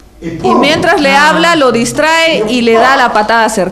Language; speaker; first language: Spanish; native; Spanish